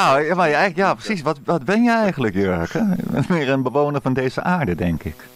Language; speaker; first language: Dutch; native; Dutch